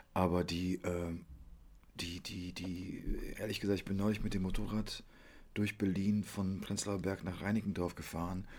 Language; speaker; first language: German; early bilingual, other home language; Polish